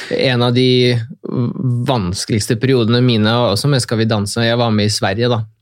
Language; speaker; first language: Norwegian; early bilingual, other home language; Russian